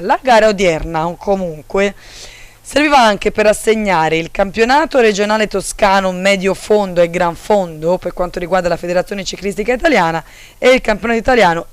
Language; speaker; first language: Italian; native; Italian